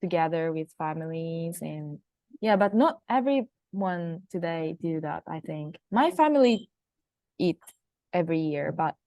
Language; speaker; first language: English; non-native, fluent; Japanese